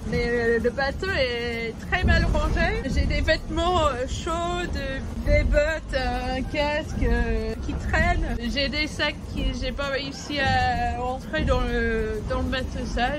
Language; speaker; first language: French; non-native, fluent; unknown